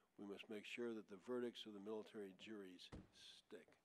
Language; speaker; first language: English; native; English